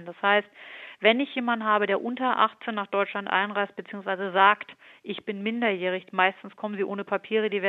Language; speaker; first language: German; native; German